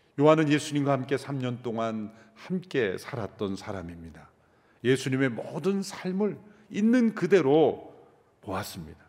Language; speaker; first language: Korean; native; Korean